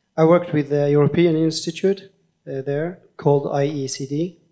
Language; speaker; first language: English; non-native, fluent; Kurdish